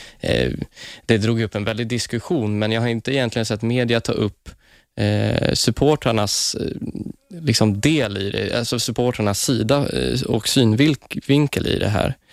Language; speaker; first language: Swedish; native; Swedish